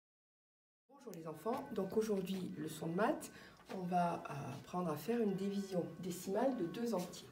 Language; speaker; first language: French; native; French